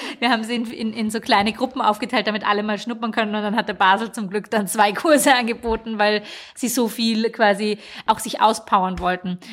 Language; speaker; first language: German; native; German